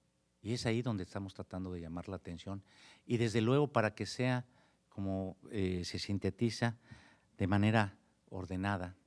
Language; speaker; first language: Spanish; native; Spanish